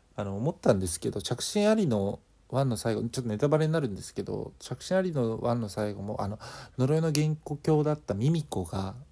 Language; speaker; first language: Japanese; native; Japanese